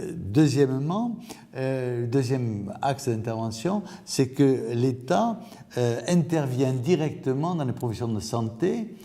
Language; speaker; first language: French; native; French